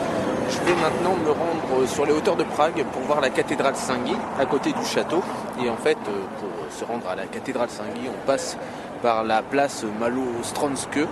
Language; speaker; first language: French; native; French